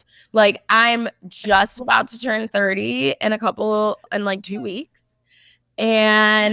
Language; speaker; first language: English; native; English